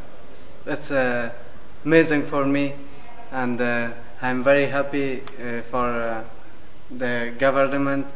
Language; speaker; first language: English; non-native, learner; Persian